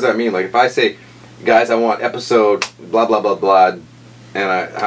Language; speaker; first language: English; native; English